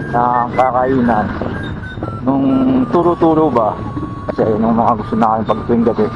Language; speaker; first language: Filipino; native; Filipino